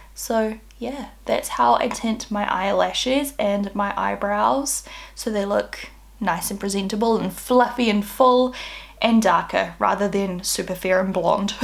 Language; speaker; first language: English; native; English